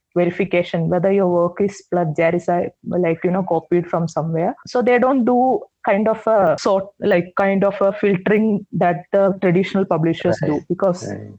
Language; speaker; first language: English; non-native, local second language; Malayalam